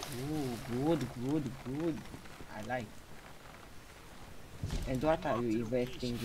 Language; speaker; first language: English; non-native, fluent; Romanian